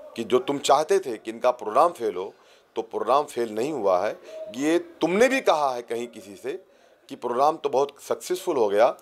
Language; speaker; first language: Hindi; native; Hindi